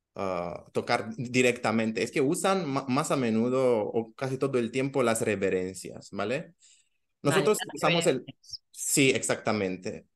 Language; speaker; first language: Spanish; non-native, fluent; Romanian